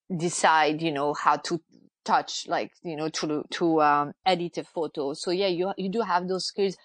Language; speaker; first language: English; non-native, fluent; French